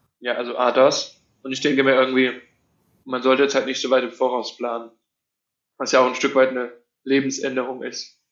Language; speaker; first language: German; native; German